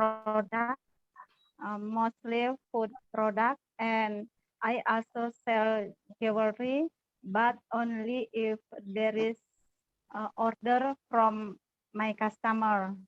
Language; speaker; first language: English; non-native, learner; Indonesian